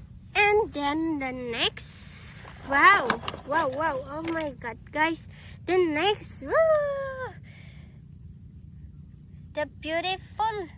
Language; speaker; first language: English; non-native, learner; Indonesian